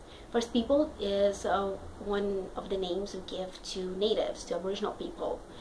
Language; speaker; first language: English; non-native, fluent; Portuguese